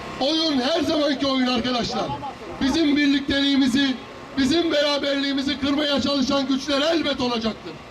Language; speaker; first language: Turkish; native; Turkish